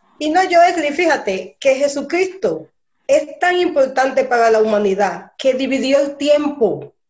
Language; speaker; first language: Spanish; early bilingual, heritage; Spanish